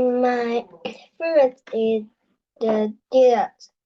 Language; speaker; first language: English; non-native, learner; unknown